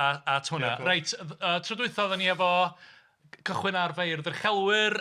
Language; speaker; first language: Welsh; native; Welsh